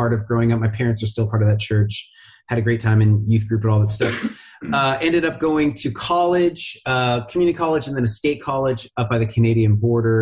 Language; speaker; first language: English; native; English